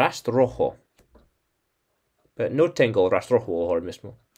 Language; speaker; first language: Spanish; non-native, learner; English